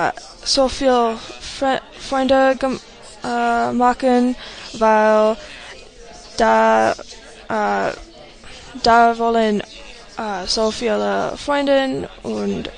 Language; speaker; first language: German; non-native, learner; English